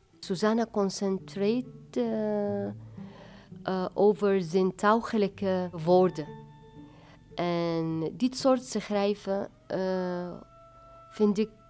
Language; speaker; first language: Dutch; non-native, learner; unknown